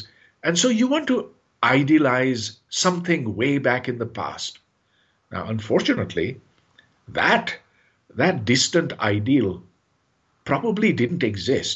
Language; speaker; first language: English; non-native, local second language; Urdu